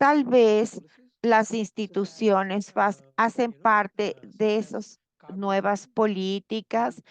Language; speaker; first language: Spanish; non-native, fluent; Portuguese